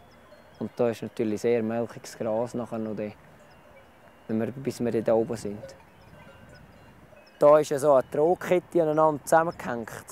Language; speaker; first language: German; native; German